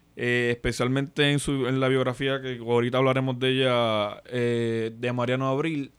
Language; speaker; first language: Spanish; native; Spanish